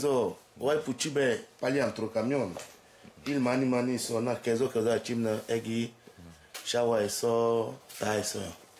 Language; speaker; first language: Korean; non-native, learner; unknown